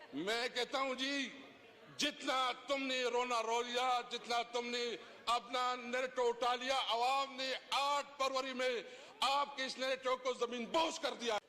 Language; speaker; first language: Urdu; non-native, local second language; Pashto